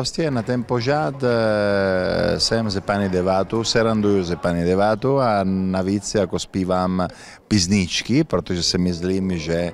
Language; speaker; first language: Czech; non-native, learner; Italian